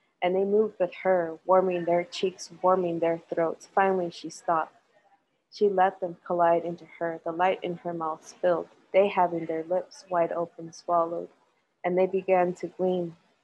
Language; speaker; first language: English; early bilingual, other home language; Spanish